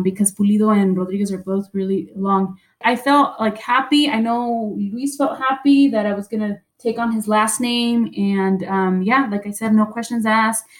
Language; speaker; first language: English; early bilingual, other home language; Spanish